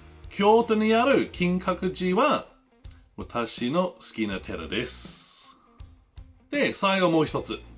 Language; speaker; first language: Japanese; non-native, learner; English